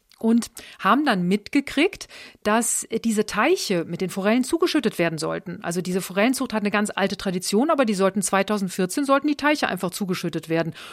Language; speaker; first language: German; native; German